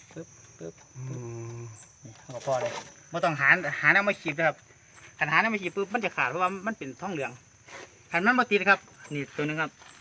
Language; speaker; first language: Thai; non-native, local second language; Northeastern Thai